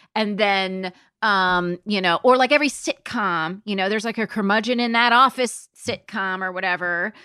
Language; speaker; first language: English; native; English